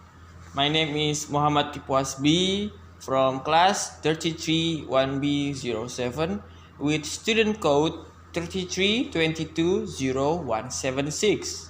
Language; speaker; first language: English; non-native, learner; Indonesian